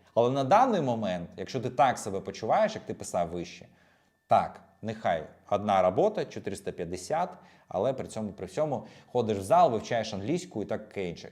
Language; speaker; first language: Ukrainian; non-native, local second language; Russian